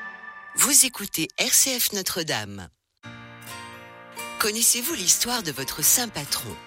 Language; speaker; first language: French; native; French